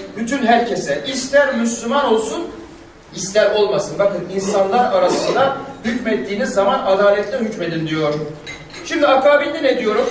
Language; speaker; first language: Turkish; non-native, local second language; Kurdish